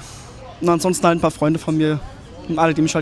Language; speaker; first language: German; native; German